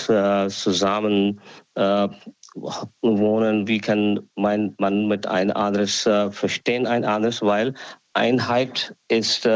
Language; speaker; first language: German; non-native, learner; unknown